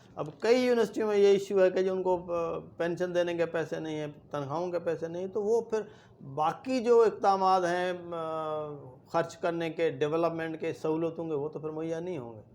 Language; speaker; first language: Urdu; non-native, local second language; Sindhi